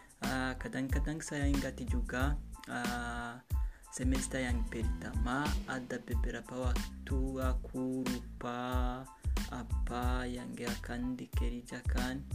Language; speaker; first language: Indonesian; non-native, learner; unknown